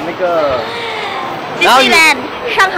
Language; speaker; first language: Chinese; non-native, learner; Thai